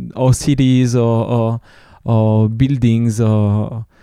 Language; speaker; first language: English; non-native, fluent; French